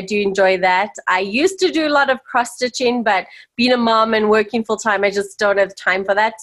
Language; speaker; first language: English; native; English